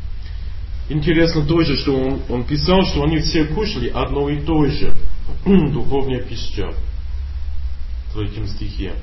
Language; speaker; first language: Russian; non-native, learner; English